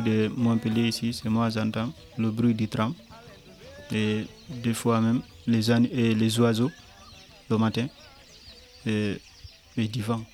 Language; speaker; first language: French; non-native, local second language; Fula